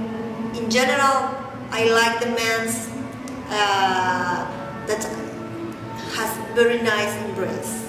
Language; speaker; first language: English; non-native, learner; Spanish